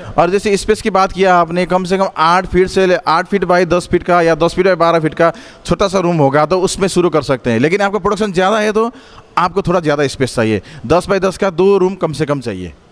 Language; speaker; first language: Hindi; non-native, fluent; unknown